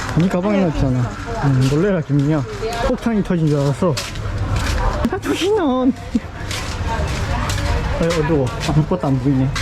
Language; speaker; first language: Korean; native; Korean